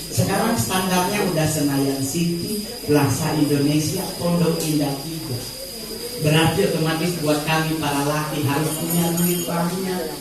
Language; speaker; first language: Indonesian; native; Indonesian